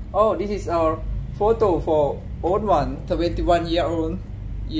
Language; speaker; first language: English; non-native, learner; Thai